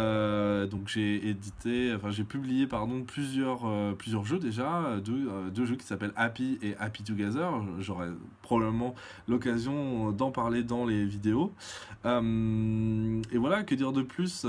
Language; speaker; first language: French; native; French